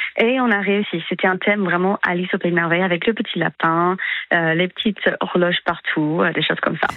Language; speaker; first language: French; non-native, fluent; English